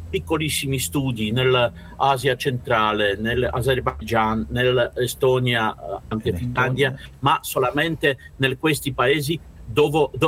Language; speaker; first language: Italian; non-native, learner; Russian